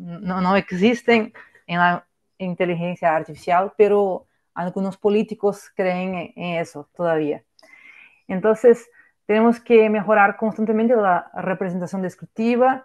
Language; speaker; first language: Spanish; non-native, fluent; Portuguese